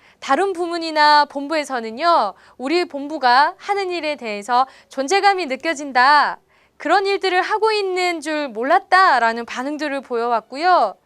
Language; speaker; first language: Korean; native; Korean